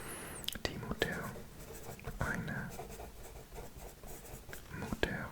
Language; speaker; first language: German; non-native, learner; Welsh